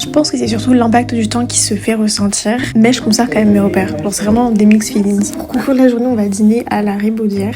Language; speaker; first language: French; non-native, local second language; Malagasy